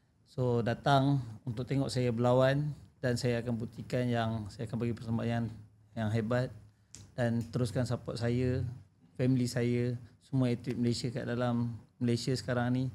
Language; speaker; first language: Malay; native; Malay